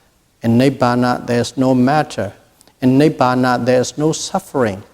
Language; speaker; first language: English; non-native, fluent; Burmese